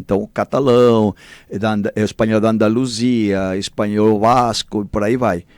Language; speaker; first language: Portuguese; non-native, fluent; Spanish